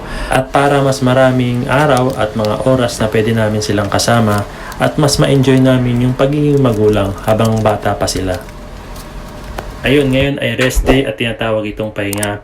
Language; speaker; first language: Filipino; native; Filipino